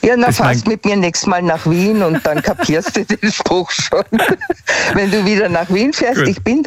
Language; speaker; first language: German; native; German